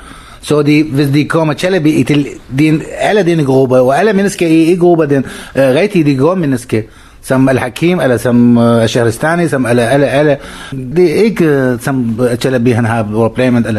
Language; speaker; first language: Danish; non-native, learner; Arabic